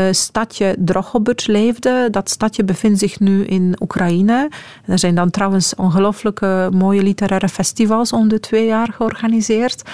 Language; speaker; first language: Dutch; non-native, fluent; Polish